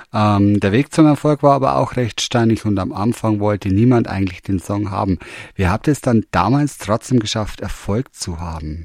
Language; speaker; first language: German; native; German